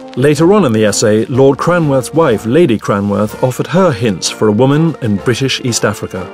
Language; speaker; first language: English; native; English